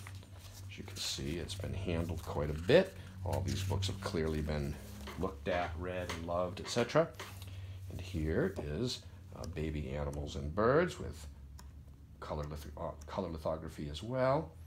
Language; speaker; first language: English; native; English